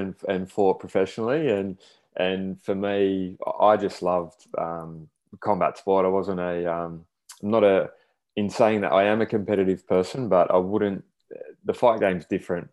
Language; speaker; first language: English; native; English